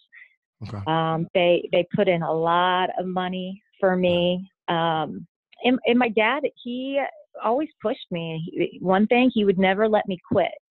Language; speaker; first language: English; native; English